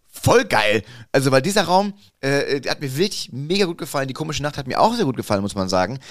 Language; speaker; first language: German; native; German